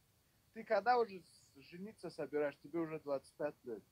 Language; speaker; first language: Russian; non-native, local second language; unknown